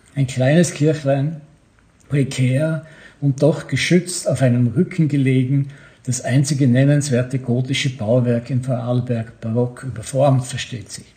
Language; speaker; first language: German; native; German